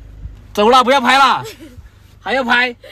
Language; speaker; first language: Chinese; native; Chinese